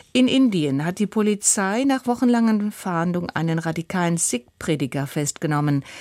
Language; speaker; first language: German; native; German